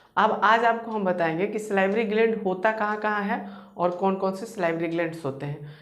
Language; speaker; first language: Hindi; native; Hindi